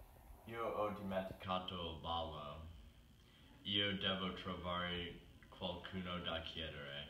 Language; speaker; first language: Italian; non-native, learner; English